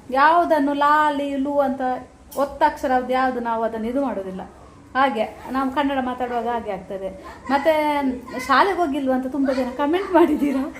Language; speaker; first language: Kannada; non-native, local second language; Tulu